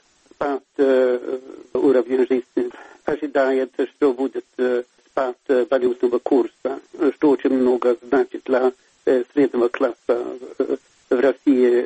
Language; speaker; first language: Russian; non-native, fluent; Swedish